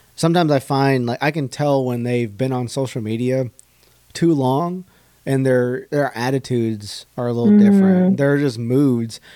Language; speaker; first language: English; native; English